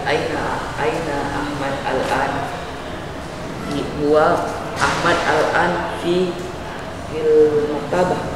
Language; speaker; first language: Arabic; non-native, learner; Indonesian